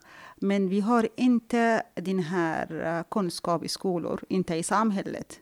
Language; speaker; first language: Swedish; non-native, fluent; Arabic